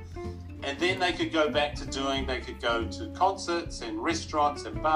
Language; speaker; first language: English; native; English